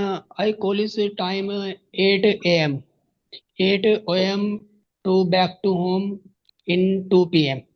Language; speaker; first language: English; non-native, learner; Hindi